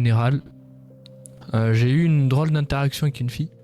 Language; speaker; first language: French; native; French